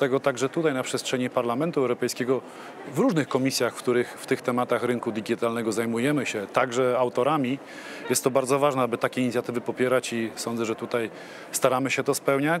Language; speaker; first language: Polish; native; Polish